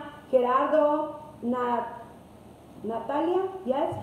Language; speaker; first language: English; non-native, fluent; Spanish